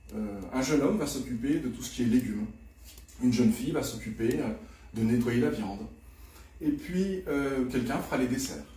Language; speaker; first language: French; native; French